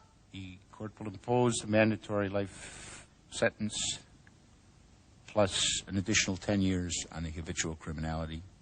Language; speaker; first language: English; native; English